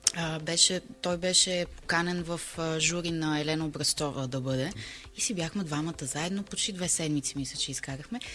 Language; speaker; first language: Bulgarian; early bilingual, heritage; Bulgarian